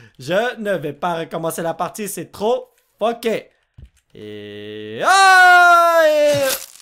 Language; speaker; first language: French; native; French